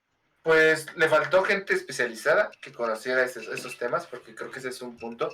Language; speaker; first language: Spanish; native; Spanish